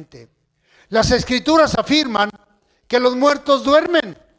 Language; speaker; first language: Spanish; native; Spanish